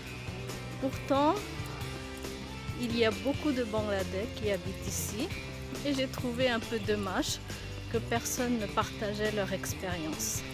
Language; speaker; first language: French; non-native, fluent; Bangla